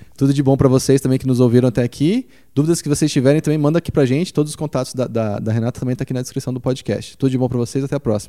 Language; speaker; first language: Portuguese; native; Portuguese